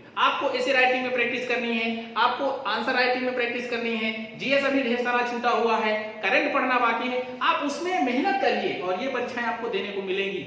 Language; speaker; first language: Hindi; native; Hindi